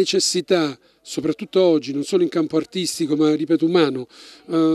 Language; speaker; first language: Italian; native; Italian